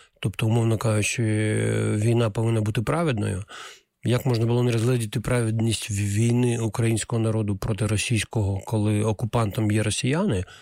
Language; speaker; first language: Ukrainian; non-native, local second language; Russian